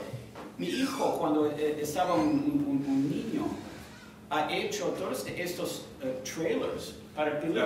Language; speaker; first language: Spanish; non-native, fluent; English